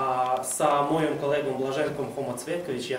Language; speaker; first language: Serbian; non-native, fluent; Russian